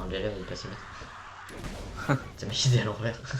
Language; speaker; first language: French; native; French